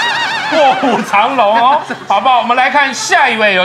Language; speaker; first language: Chinese; native; Chinese